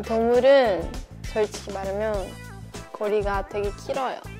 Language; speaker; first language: Korean; non-native, learner; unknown